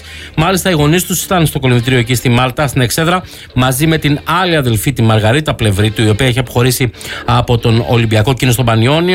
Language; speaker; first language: Greek; native; Greek